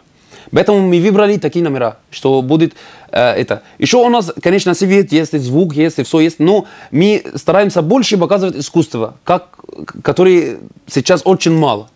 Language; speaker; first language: Russian; non-native, learner; Arabic